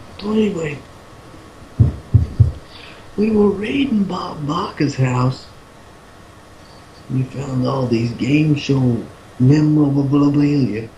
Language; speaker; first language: English; native; English